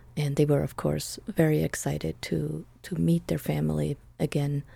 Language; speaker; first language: English; non-native, fluent; Spanish